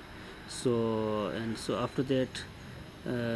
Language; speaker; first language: English; non-native, local second language; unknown